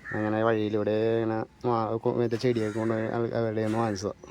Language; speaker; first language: Malayalam; native; Malayalam